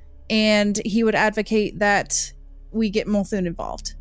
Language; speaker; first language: English; native; English